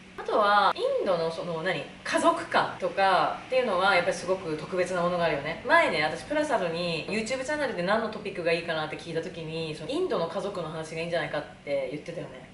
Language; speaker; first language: Japanese; native; Japanese